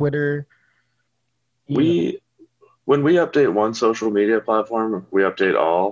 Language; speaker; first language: English; native; English